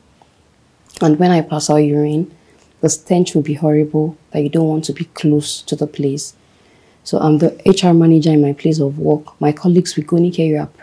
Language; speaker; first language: English; non-native, local second language; Yoruba